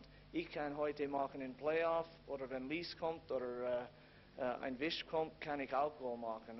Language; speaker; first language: German; non-native, learner; English